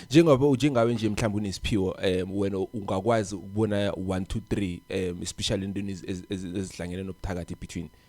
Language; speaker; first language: Zulu; non-native, local second language; South Ndebele